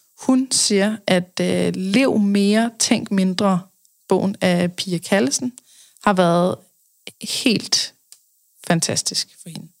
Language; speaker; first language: Danish; native; Danish